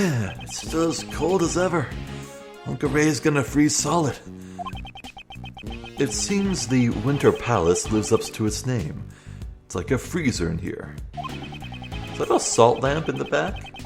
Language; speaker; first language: English; native; English